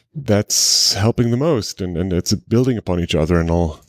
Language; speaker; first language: English; non-native, fluent; German